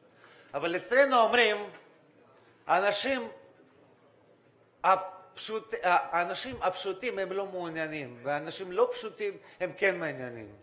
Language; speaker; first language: Hebrew; non-native, fluent; Russian